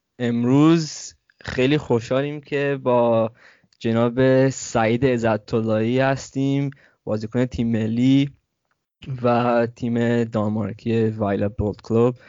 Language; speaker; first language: Persian; early bilingual, heritage; Persian